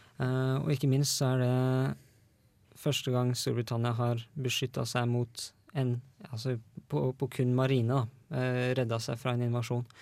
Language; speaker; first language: Norwegian; native; Norwegian